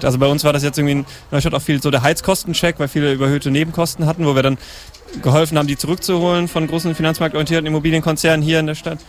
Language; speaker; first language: German; native; German